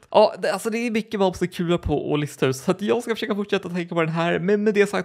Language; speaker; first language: Swedish; native; Swedish